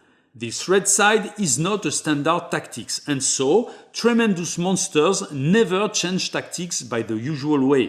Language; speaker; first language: English; non-native, fluent; French